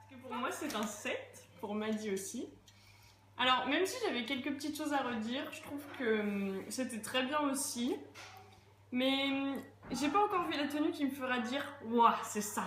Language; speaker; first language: French; native; French